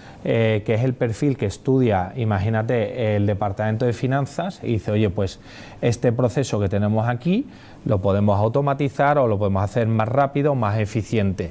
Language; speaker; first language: Spanish; native; Spanish